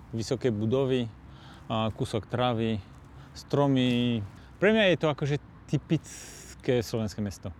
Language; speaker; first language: Slovak; non-native, fluent; French